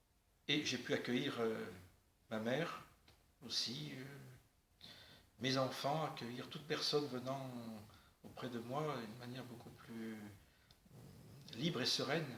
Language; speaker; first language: French; native; French